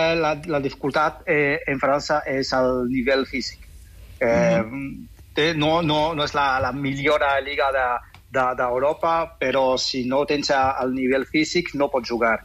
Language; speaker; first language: Catalan; non-native, fluent; French